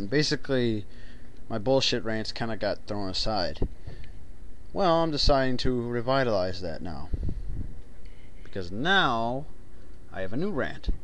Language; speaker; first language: English; native; English